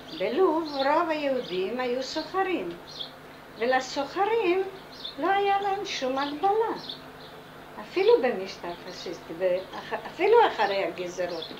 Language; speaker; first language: Hebrew; non-native, fluent; Italian